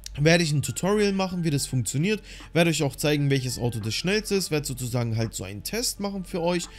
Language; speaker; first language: German; native; German